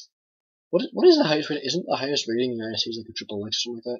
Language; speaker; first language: English; native; English